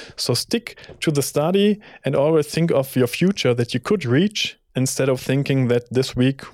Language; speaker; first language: English; non-native, fluent; German